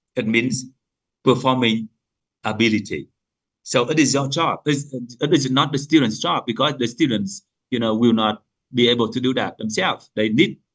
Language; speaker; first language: English; non-native, fluent; Vietnamese